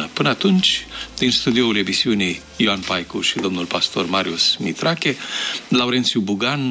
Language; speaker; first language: Romanian; native; Romanian